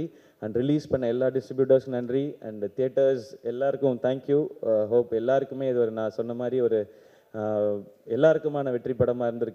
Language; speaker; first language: Tamil; native; Tamil